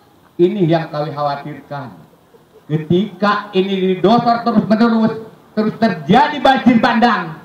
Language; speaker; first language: Indonesian; native; Indonesian